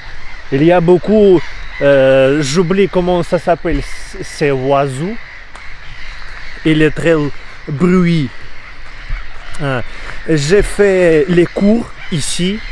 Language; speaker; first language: French; non-native, learner; Russian